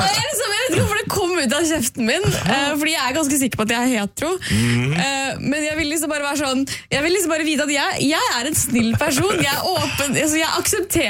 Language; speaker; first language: Norwegian; native; Norwegian